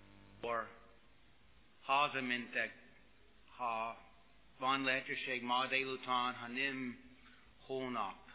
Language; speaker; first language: Hungarian; non-native, learner; English